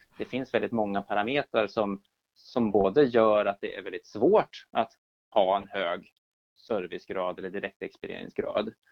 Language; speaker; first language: Swedish; native; Swedish